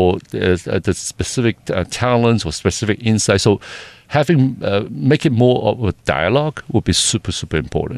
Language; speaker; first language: English; non-native, local second language; Cantonese